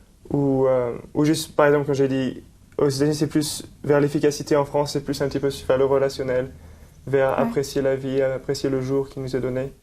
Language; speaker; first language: French; native; French